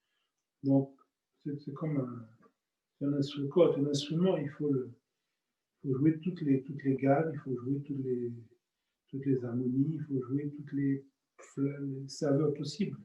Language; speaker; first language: French; native; French